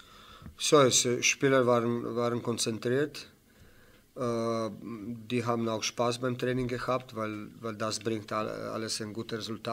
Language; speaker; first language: German; non-native, fluent; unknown